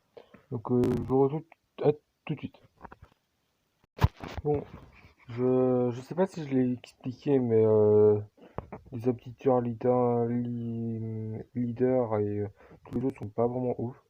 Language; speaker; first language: French; native; French